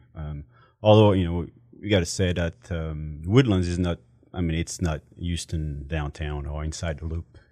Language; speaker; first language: English; non-native, fluent; French